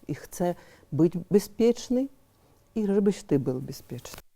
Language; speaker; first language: Polish; early bilingual, heritage; Polish